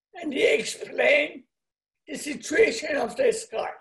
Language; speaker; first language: English; non-native, learner; Persian